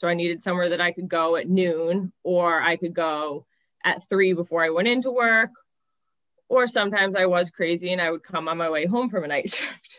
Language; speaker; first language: English; native; English